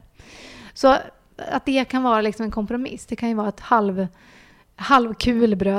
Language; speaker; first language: Swedish; native; Swedish